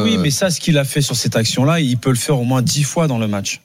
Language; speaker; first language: French; native; French